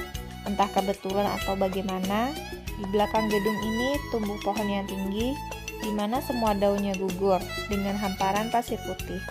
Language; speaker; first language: Indonesian; native; Indonesian